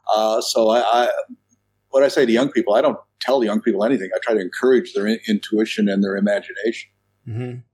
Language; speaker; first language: English; native; English